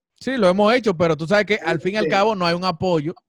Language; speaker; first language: Spanish; native; Spanish